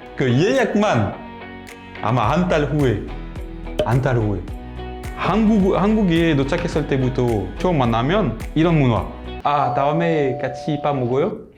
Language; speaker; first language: Korean; non-native, learner; French